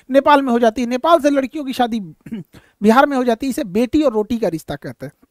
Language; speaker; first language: Hindi; native; Hindi